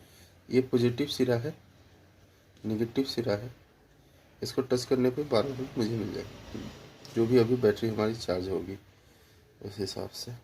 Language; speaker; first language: Hindi; native; Hindi